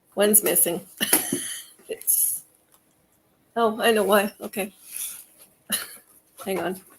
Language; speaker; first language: English; native; English